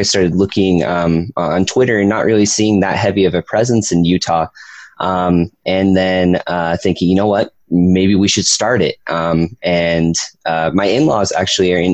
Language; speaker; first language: English; native; English